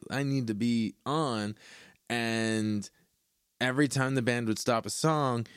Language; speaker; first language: English; native; English